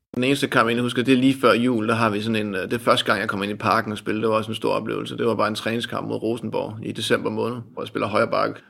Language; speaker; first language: Danish; native; Danish